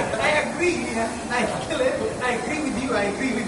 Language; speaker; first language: English; non-native, learner; Arabic